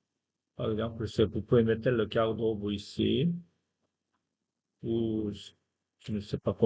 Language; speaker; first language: French; non-native, fluent; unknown